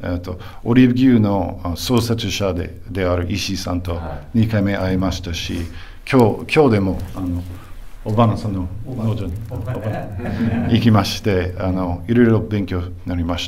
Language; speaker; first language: Japanese; non-native, fluent; English